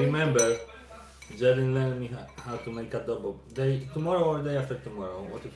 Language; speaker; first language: English; non-native, learner; Polish